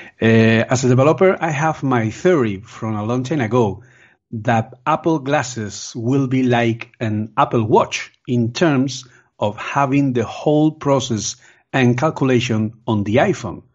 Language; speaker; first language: English; non-native, fluent; Spanish